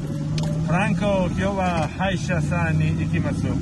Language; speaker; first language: Japanese; non-native, learner; Italian